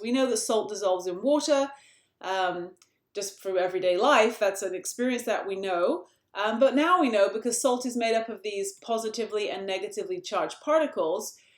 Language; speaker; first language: English; native; English